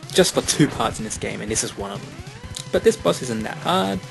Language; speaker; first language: English; native; English